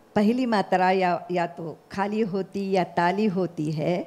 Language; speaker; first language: Hindi; non-native, local second language; Marathi